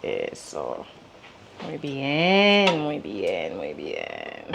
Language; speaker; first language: Spanish; non-native, learner; English